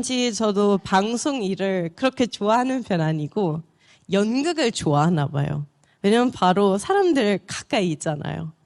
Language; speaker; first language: Korean; non-native, fluent; German